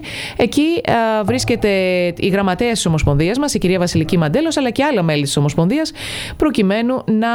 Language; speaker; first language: Greek; native; Greek